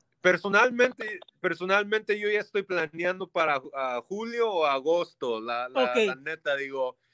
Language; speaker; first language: Spanish; early bilingual, heritage; Spanish